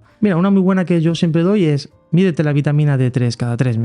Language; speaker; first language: Spanish; native; Spanish